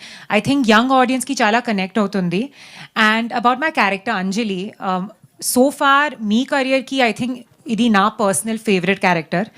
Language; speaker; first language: Telugu; non-native, learner; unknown